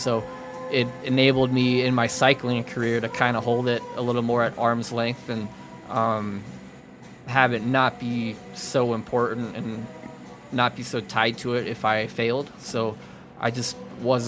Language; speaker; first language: English; native; English